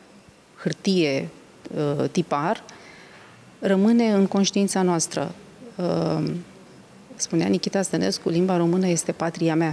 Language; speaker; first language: Romanian; native; Romanian